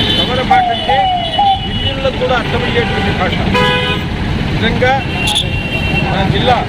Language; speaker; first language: Telugu; native; Telugu